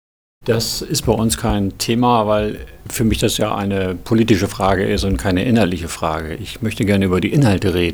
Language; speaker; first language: German; native; German